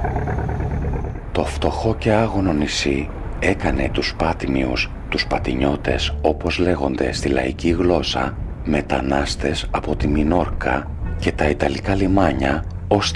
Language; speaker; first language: Greek; native; Greek